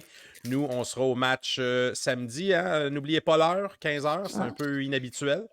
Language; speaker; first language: French; native; French